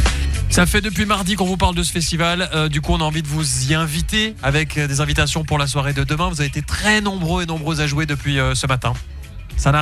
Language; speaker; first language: French; native; French